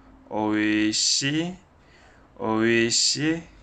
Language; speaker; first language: Japanese; non-native, learner; Chinese